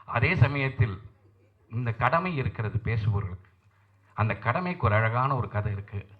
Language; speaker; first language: Tamil; non-native, local second language; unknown